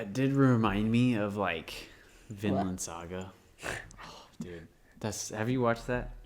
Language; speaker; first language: English; native; English